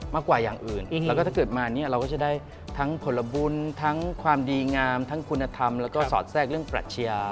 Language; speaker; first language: Thai; native; Thai